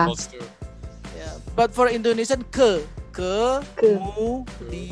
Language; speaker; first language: English; non-native, fluent; Indonesian